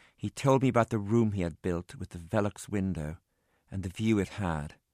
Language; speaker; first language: English; native; English